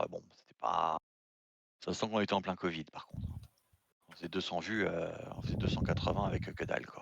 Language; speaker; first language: French; native; French